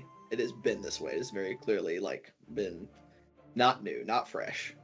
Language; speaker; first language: English; native; English